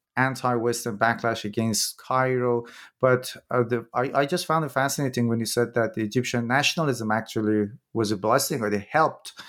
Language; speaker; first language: English; non-native, fluent; Persian